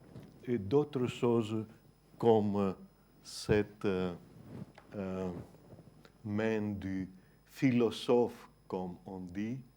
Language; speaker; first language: French; non-native, fluent; Greek